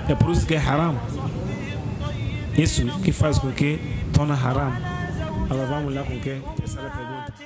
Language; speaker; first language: Portuguese; non-native, learner; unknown